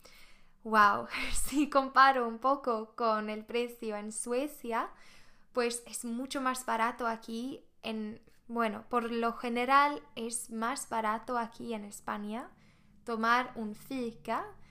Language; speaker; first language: Spanish; non-native, fluent; Swedish